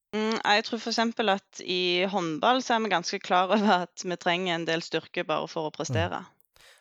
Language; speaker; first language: Norwegian; native; Norwegian